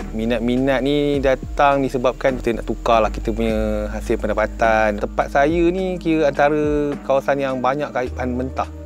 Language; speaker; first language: Malay; native; Malay